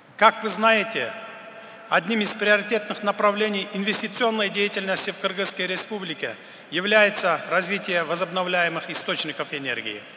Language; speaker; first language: Russian; non-native, local second language; Kyrgyz